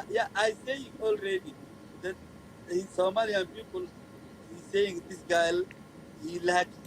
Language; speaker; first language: English; non-native, learner; Somali